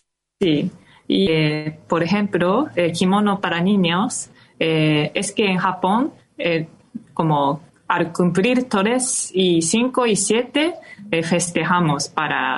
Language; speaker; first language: Spanish; non-native, fluent; Japanese